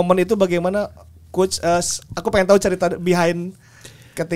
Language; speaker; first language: Indonesian; native; Indonesian